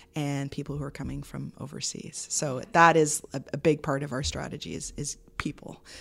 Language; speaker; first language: English; native; English